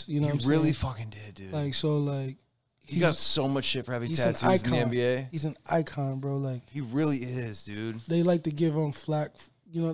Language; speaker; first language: English; native; English